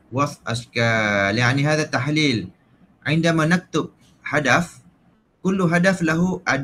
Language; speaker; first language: Arabic; non-native, fluent; Malay